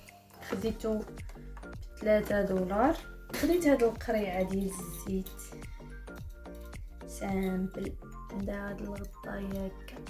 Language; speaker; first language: Arabic; native; Arabic